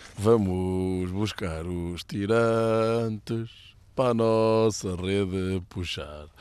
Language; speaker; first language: Portuguese; native; Portuguese